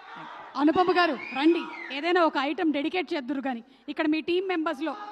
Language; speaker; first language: Telugu; native; Telugu